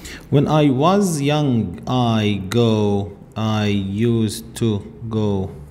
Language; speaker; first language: English; non-native, fluent; Arabic